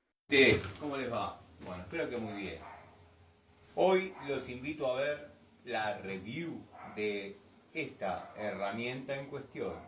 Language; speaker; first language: Spanish; native; Spanish